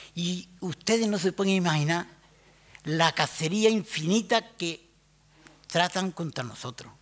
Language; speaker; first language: Spanish; native; Spanish